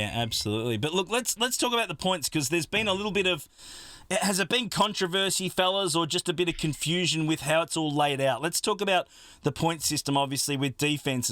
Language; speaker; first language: English; native; English